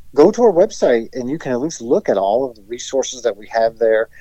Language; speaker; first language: English; native; English